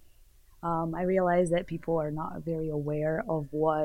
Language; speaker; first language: English; non-native, fluent; Portuguese